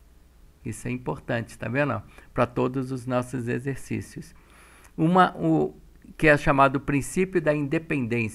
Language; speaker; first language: Portuguese; native; Portuguese